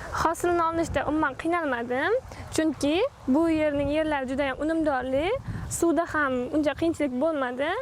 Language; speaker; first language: Uzbek; native; Uzbek